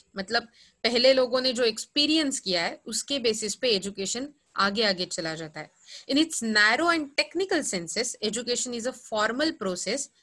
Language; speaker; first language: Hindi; non-native, local second language; Marathi